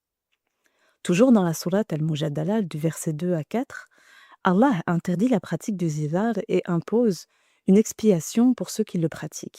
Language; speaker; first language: French; native; French